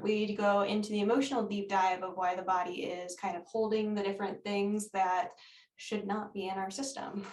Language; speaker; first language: English; native; English